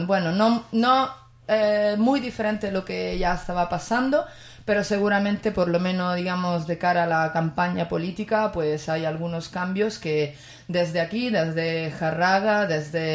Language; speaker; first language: Spanish; native; Spanish